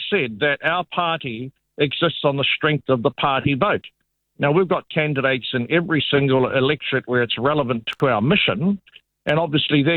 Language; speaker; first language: English; native; English